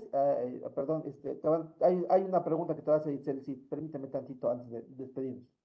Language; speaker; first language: Spanish; native; Spanish